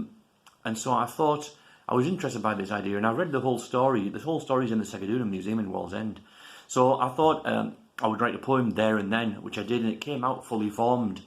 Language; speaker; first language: English; native; English